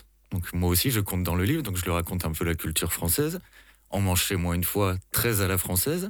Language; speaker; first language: French; native; French